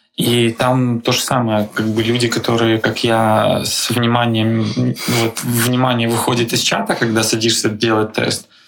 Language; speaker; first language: Russian; native; Russian